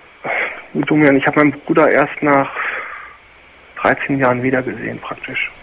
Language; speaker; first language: German; native; German